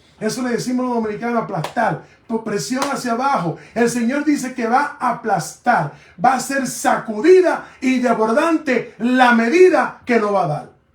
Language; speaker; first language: Spanish; native; Spanish